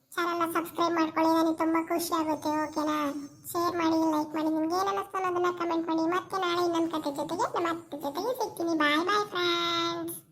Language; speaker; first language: Kannada; native; Kannada